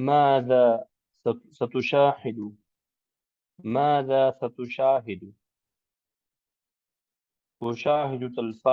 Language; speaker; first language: Arabic; non-native, learner; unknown